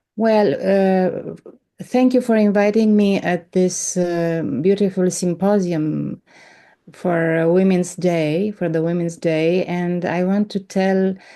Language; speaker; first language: English; non-native, fluent; Romanian